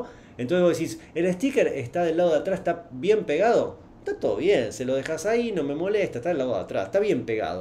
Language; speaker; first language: Spanish; native; Spanish